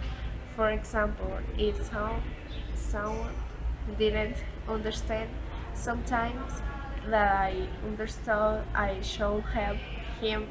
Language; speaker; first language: English; non-native, learner; Spanish